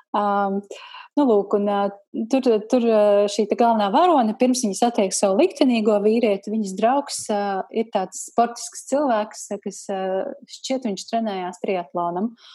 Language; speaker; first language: Latvian; native; Latvian